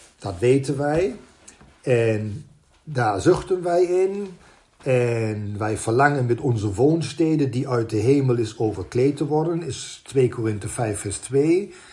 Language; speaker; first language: Dutch; non-native, fluent; German